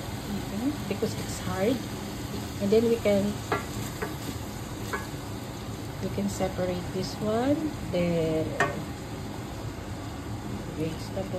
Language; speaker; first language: English; non-native, learner; Filipino